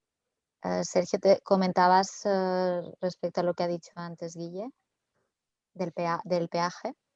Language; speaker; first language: Spanish; native; Spanish